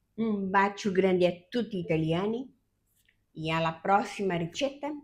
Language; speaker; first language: Italian; non-native, fluent; Portuguese